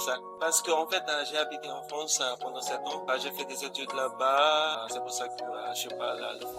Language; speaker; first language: French; non-native, fluent; Filipino